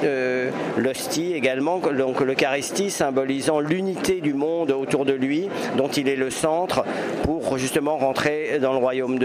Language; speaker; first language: French; native; French